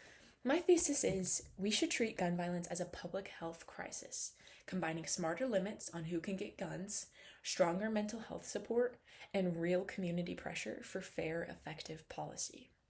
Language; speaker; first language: English; native; English